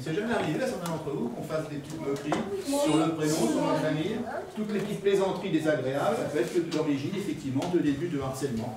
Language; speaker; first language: French; native; French